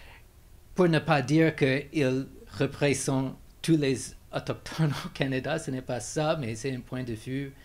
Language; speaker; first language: French; non-native, fluent; English